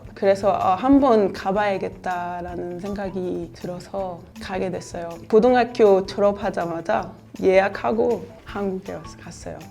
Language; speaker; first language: Korean; non-native, learner; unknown